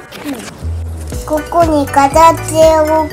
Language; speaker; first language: Japanese; native; Japanese